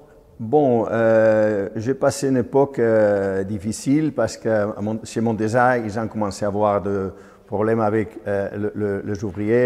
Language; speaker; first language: French; non-native, fluent; Spanish